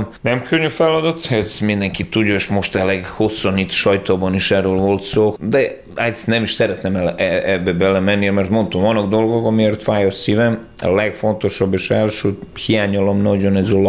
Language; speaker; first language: Hungarian; non-native, learner; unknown